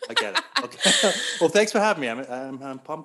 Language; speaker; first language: English; native; English